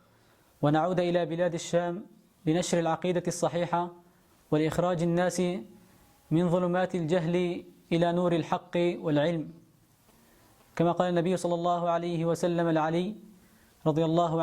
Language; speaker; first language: Arabic; native; Arabic